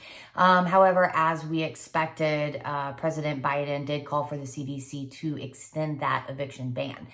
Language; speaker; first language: English; native; English